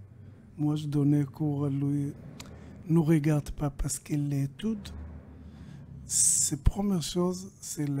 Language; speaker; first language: French; non-native, learner; Hebrew